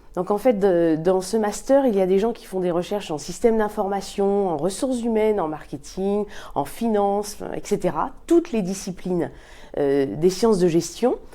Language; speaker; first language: French; native; French